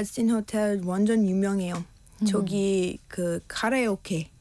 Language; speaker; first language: Korean; non-native, learner; English